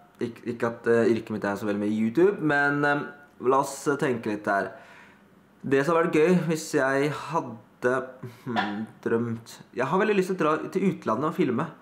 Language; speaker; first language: Norwegian; early bilingual, other home language; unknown